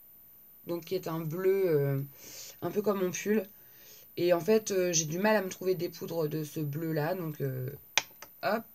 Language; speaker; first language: French; native; French